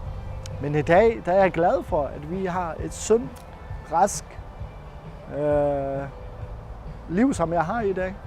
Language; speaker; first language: Danish; non-native, fluent; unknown